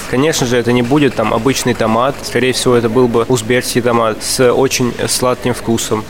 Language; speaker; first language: Russian; early bilingual, other home language; Uzbek